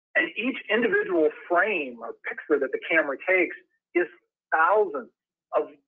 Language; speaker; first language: English; native; English